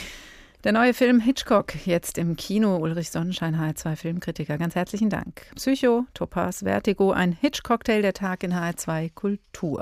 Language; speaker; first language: German; native; German